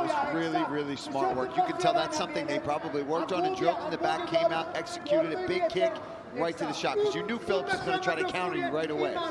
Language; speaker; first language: English; native; English